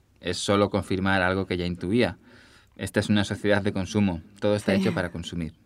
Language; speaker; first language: Spanish; native; Spanish